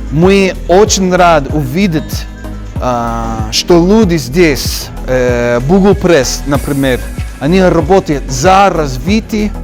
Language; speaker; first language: Russian; non-native, fluent; English